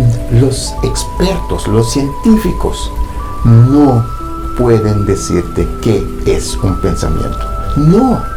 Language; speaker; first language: Spanish; non-native, fluent; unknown